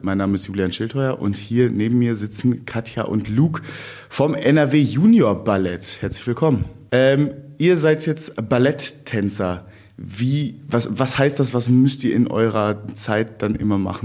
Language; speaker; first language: German; native; German